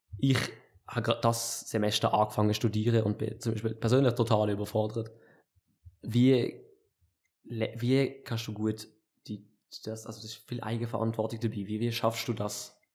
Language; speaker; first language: German; native; German